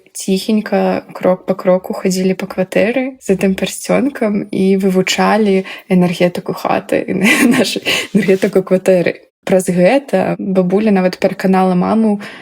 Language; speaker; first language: Belarusian; native; Belarusian